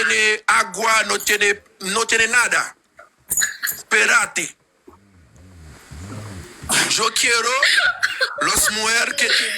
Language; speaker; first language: Spanish; non-native, learner; Haitian Creole